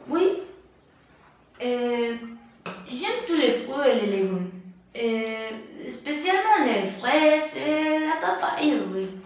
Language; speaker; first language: French; non-native, learner; Spanish